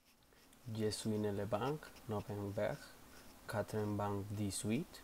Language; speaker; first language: French; non-native, learner; Spanish